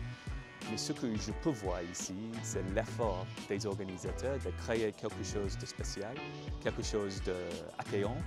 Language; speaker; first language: French; non-native, fluent; English